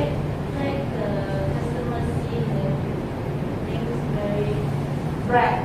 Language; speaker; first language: English; non-native, learner; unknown